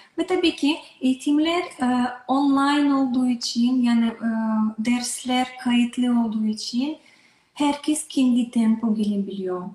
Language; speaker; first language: Turkish; non-native, learner; Russian